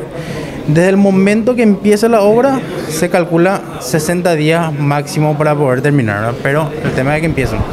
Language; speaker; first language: Spanish; native; Spanish